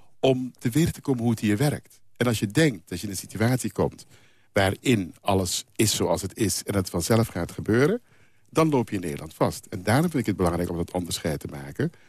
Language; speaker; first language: Dutch; non-native, local second language; Papiamento